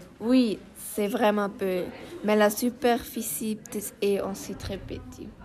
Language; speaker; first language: French; non-native, learner; German